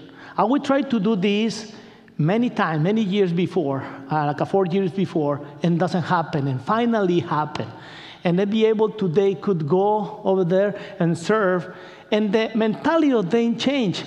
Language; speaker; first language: English; non-native, learner; Spanish